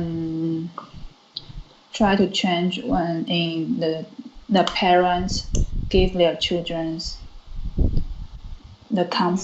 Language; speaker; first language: English; non-native, learner; Chinese